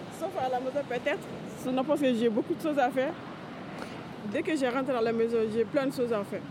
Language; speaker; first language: French; non-native, learner; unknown